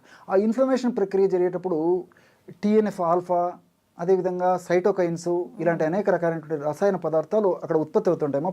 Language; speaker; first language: Telugu; native; Telugu